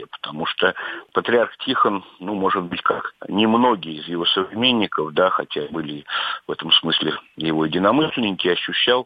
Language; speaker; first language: Russian; native; Russian